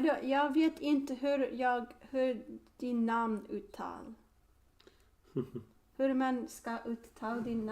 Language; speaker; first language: Swedish; non-native, learner; English